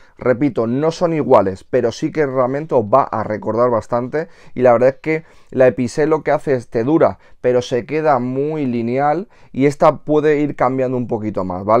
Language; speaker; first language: Spanish; native; Spanish